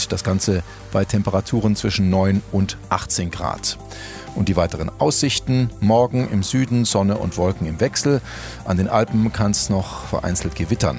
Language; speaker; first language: German; native; German